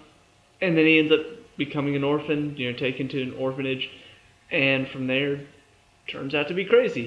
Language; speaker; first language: English; native; English